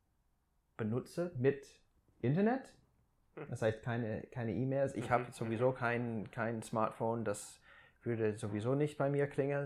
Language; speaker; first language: German; non-native, fluent; English